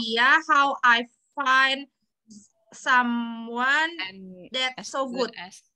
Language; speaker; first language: English; non-native, learner; Indonesian